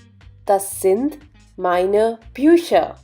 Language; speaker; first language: German; non-native, fluent; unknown